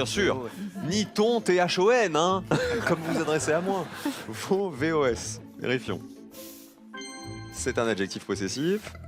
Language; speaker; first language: French; native; French